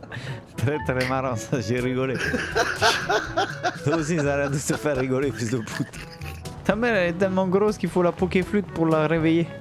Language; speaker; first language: French; native; French